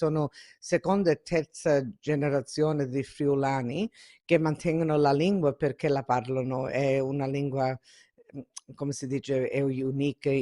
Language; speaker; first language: Italian; early bilingual, heritage; Italian